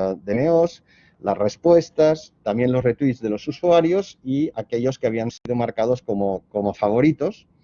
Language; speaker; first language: Spanish; native; Spanish